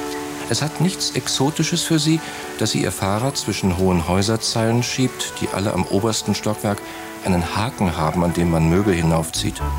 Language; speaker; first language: German; native; German